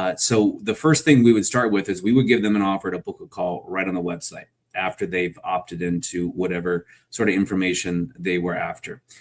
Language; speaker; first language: English; native; English